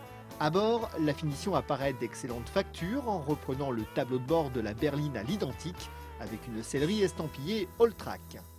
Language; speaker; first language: French; native; French